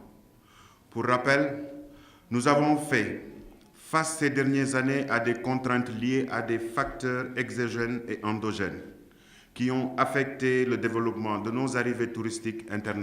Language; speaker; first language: French; non-native, local second language; Wolof